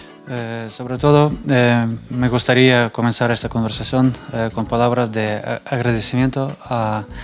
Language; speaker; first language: Spanish; non-native, fluent; Ukrainian